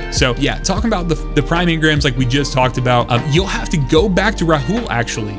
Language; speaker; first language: English; native; English